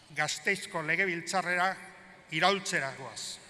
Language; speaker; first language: Basque; native; Basque